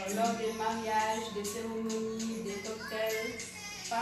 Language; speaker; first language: French; non-native, local second language; Wolof